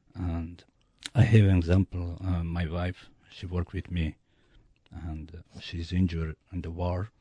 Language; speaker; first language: English; non-native, learner; Bosnian